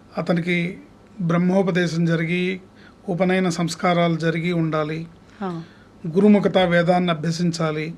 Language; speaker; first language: Telugu; native; Telugu